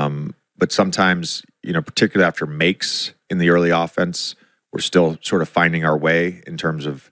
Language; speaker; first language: English; native; English